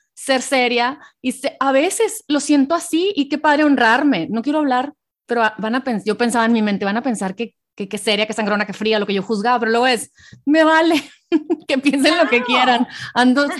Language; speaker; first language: Spanish; native; Spanish